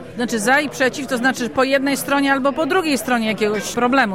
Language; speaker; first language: Polish; native; Polish